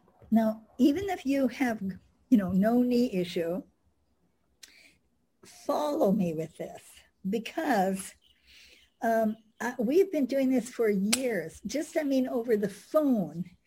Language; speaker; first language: English; native; English